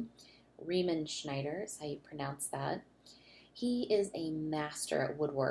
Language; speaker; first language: English; native; English